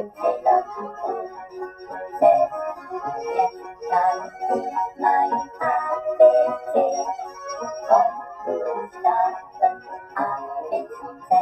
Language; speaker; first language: German; non-native, learner; Bangla